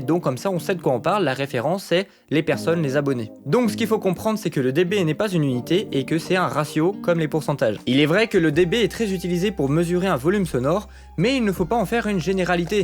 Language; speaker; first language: French; native; French